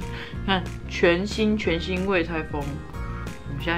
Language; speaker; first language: Chinese; native; Chinese